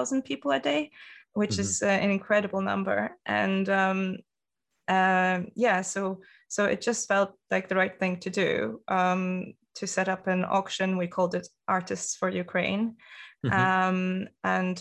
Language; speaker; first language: English; non-native, fluent; Polish